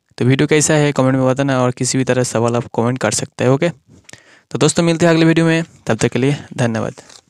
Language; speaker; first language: Hindi; non-native, local second language; Bangla